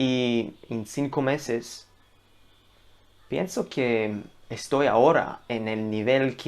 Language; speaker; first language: Spanish; non-native, learner; Hebrew